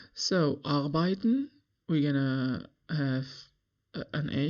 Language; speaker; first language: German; non-native, learner; English